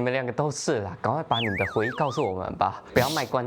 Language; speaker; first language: Chinese; native; Chinese